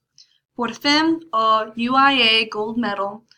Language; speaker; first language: Portuguese; non-native, learner; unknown